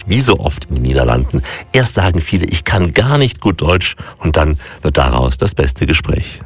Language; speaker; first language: German; native; German